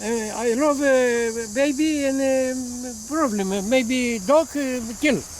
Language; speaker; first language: English; non-native, learner; Greek